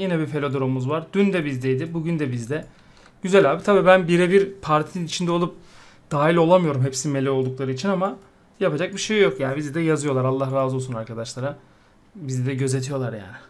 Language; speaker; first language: Turkish; native; Turkish